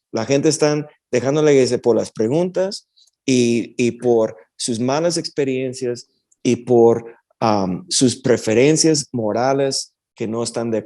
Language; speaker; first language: Spanish; early bilingual, heritage; Spanish